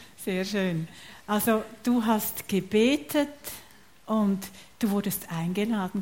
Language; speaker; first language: German; native; German